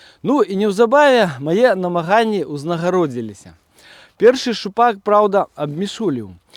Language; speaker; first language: Belarusian; native; Belarusian